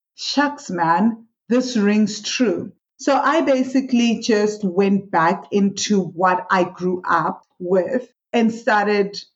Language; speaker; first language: English; non-native, local second language; Swati